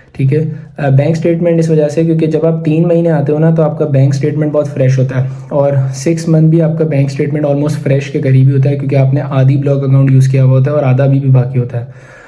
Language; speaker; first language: Urdu; native; Urdu